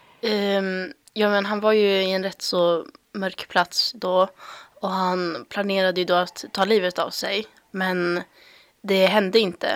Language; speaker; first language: Swedish; native; Swedish